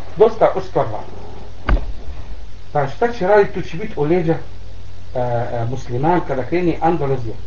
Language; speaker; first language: Bosnian; non-native, learner; Arabic